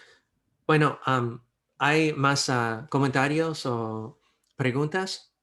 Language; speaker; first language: Spanish; non-native, fluent; English